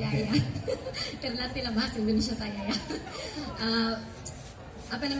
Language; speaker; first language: Indonesian; non-native, fluent; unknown